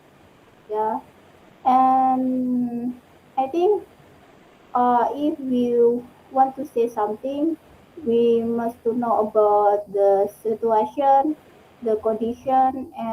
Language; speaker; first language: English; non-native, learner; Indonesian